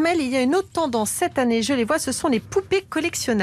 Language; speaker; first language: French; native; French